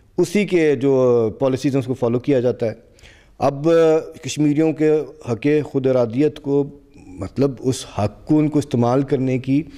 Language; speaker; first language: Urdu; non-native, local second language; Punjabi